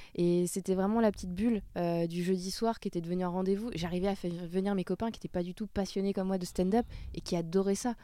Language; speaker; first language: French; native; French